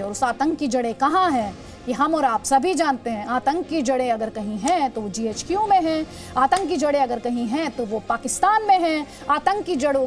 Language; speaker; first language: Hindi; native; Hindi